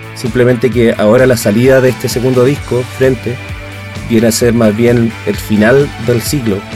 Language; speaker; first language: Spanish; native; Spanish